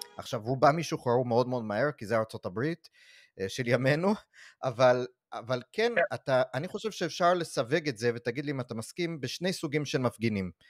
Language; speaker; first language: Hebrew; non-native, fluent; English